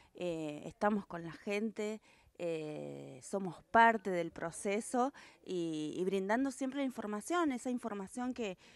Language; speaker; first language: Spanish; native; Spanish